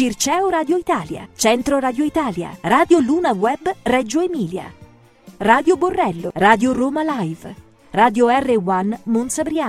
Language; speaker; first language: Italian; native; Italian